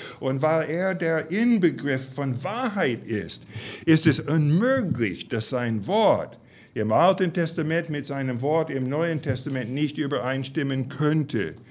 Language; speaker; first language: German; non-native, fluent; English